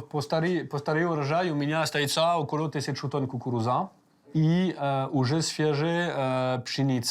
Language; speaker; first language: Russian; non-native, learner; French